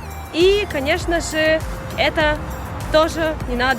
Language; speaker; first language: Russian; early bilingual, heritage; Russian